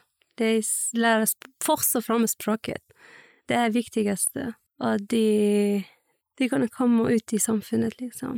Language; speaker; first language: Norwegian; non-native, learner; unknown